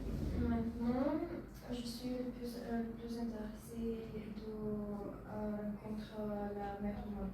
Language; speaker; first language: French; non-native, learner; Bulgarian